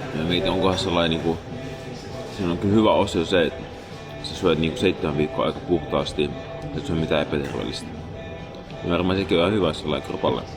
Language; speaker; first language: Finnish; early bilingual, other home language; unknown